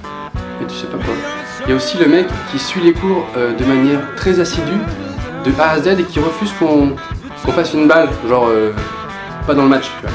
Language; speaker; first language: French; native; French